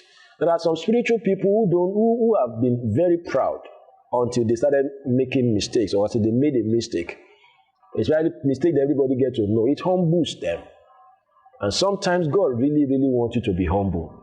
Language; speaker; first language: English; non-native, local second language; Yoruba